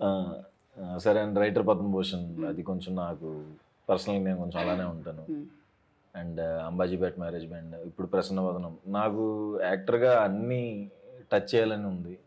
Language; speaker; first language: Telugu; native; Telugu